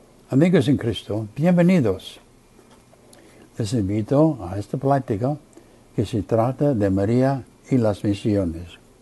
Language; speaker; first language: Spanish; non-native, fluent; English